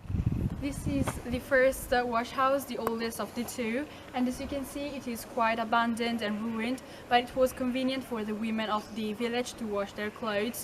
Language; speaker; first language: English; non-native, learner; Italian